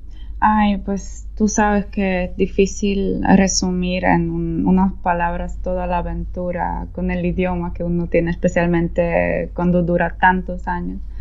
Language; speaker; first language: Spanish; non-native, fluent; Polish